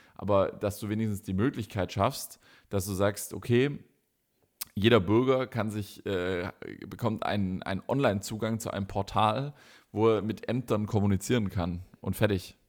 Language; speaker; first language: German; native; German